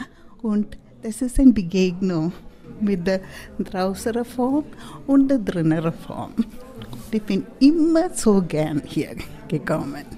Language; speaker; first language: German; non-native, learner; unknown